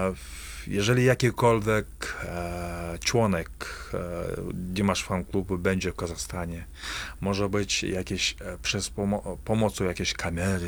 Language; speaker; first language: Polish; non-native, fluent; Kazakh